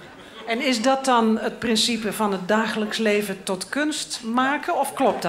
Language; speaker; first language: Dutch; native; Dutch